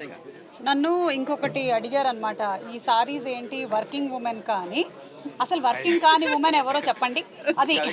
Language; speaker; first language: Telugu; native; Telugu